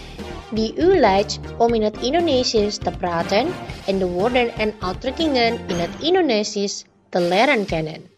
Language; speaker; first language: Dutch; non-native, learner; Indonesian